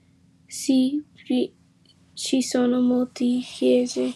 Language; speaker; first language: Italian; non-native, learner; English